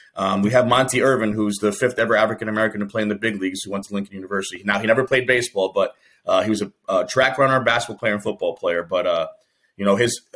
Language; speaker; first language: English; native; English